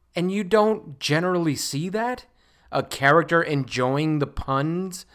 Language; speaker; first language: English; non-native, fluent; Spanish